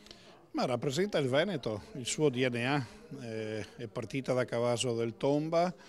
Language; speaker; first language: Italian; native; Italian